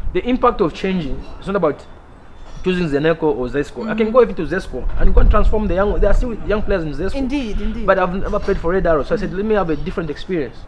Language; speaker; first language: English; non-native, local second language; Bemba